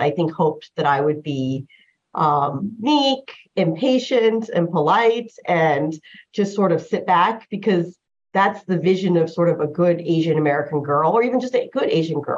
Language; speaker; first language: English; early bilingual, other home language; Chinese